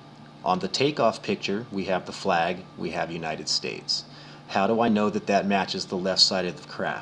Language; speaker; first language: English; native; English